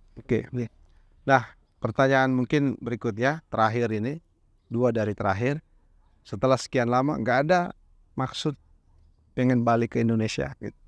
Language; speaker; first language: Indonesian; native; Indonesian